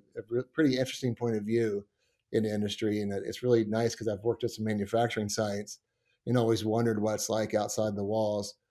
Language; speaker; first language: English; native; English